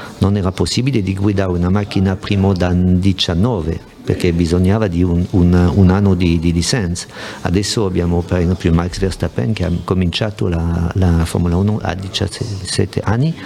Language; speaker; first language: Italian; non-native, fluent; French